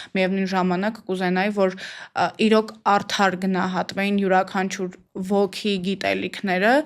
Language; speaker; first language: Armenian; native; Armenian